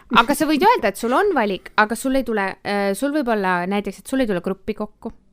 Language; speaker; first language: Estonian; native; Estonian